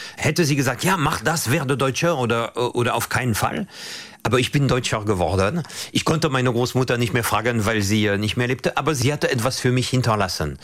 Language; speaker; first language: German; non-native, fluent; French